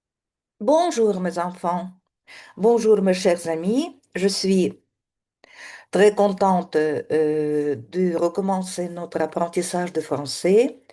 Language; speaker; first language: French; non-native, fluent; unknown